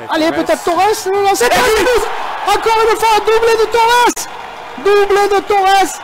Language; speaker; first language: French; native; French